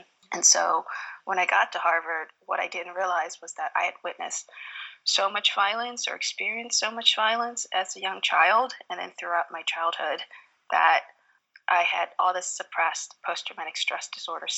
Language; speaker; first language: English; native; English